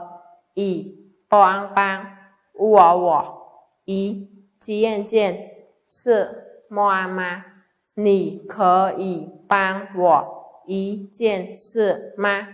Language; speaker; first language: Chinese; non-native, fluent; Khmer